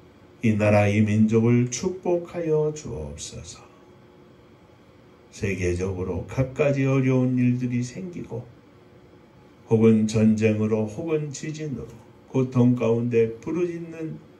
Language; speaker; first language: Korean; native; Korean